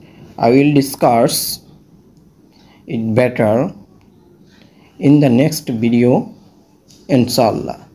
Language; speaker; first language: English; non-native, learner; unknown